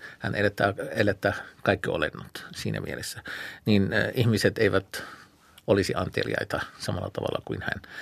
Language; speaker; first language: Finnish; non-native, fluent; Arabic